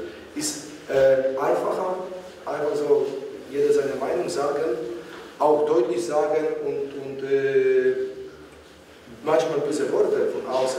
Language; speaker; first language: German; non-native, learner; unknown